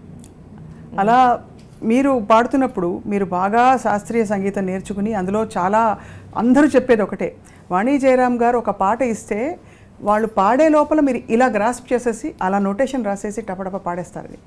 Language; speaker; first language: Telugu; native; Telugu